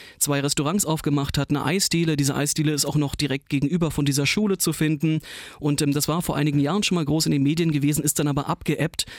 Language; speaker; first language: German; native; German